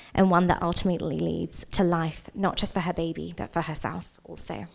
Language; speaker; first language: English; native; English